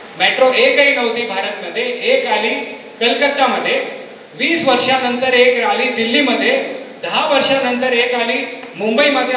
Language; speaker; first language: Marathi; non-native, local second language; Hindi